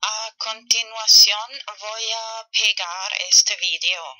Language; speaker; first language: Spanish; non-native, learner; German